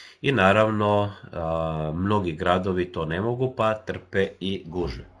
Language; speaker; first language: Croatian; native; Croatian